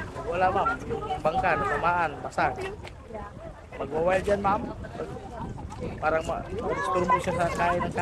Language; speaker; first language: Filipino; non-native, local second language; Cebuano